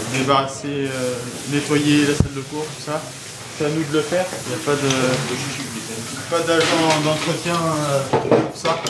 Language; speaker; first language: French; native; French